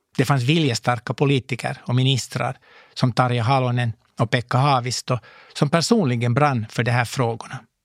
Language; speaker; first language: Swedish; native; Swedish